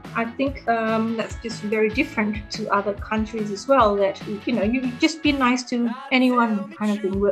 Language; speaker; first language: English; early bilingual, other home language; Indonesian